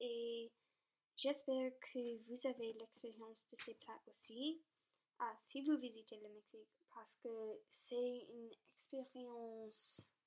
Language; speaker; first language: French; non-native, local second language; English